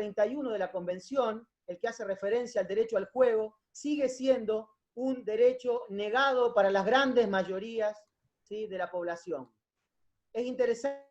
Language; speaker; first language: Spanish; native; Spanish